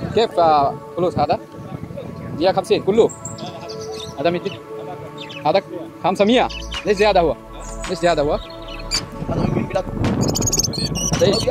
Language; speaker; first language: Arabic; non-native, learner; Bangla